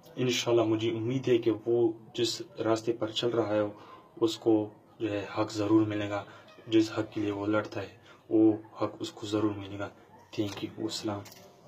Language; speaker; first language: Urdu; non-native, local second language; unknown